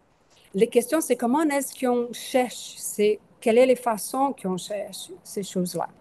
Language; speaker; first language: French; non-native, fluent; Portuguese